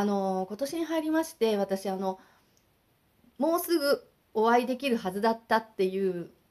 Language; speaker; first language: Japanese; native; Japanese